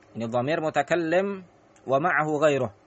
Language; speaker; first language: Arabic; non-native, fluent; Indonesian